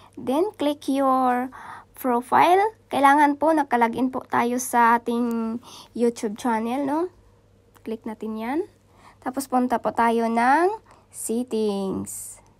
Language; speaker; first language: Filipino; non-native, local second language; Cebuano